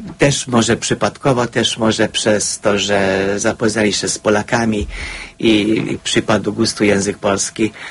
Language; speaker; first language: Polish; non-native, fluent; Hungarian